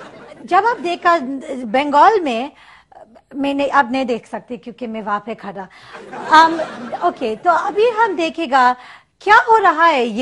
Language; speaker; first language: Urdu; non-native, learner; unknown